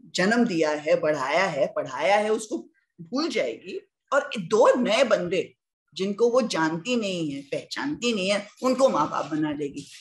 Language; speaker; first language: Hindi; native; Hindi